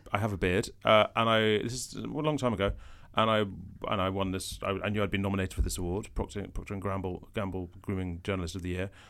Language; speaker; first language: English; native; English